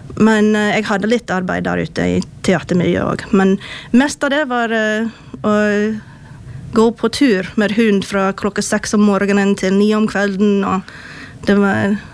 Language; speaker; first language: Norwegian; non-native, fluent; English